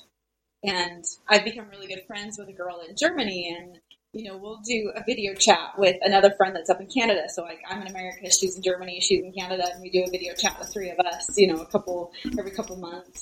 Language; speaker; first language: English; native; English